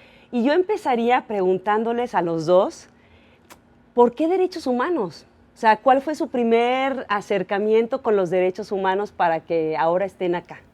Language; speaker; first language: Spanish; native; Spanish